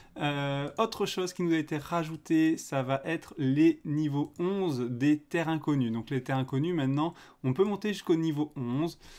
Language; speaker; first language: French; native; French